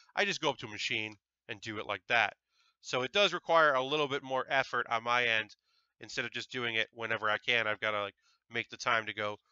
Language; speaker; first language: English; native; English